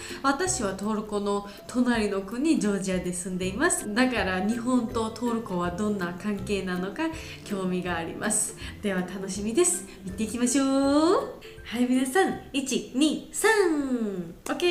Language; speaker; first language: Japanese; non-native, learner; Georgian